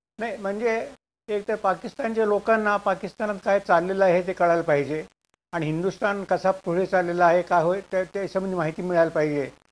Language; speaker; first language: Marathi; native; Marathi